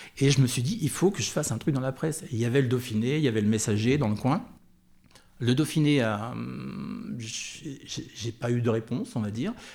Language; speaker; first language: French; native; French